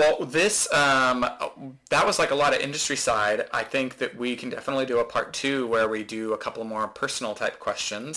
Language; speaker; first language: English; native; English